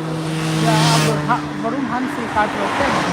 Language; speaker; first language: German; non-native, learner; Thai